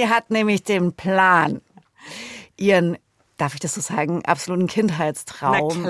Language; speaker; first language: German; native; German